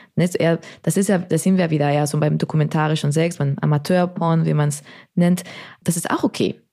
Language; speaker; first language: German; non-native, fluent; Spanish